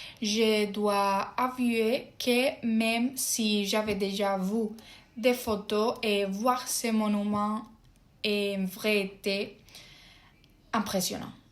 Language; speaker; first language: French; non-native, fluent; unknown